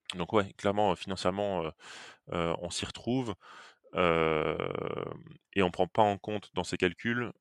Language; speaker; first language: French; native; French